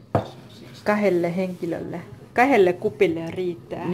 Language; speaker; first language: Finnish; non-native, learner; Thai